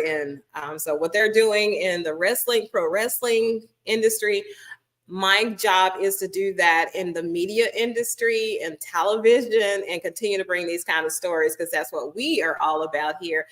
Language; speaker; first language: English; native; English